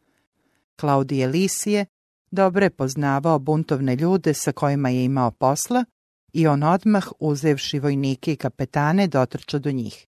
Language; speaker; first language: Serbian; native; Serbian